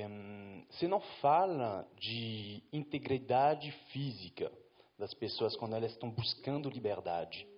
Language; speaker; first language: Portuguese; non-native, fluent; French